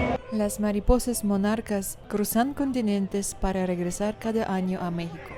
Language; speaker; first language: Spanish; non-native, learner; Ukrainian